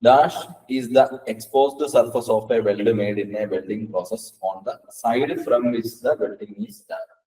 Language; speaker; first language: English; non-native, local second language; Malayalam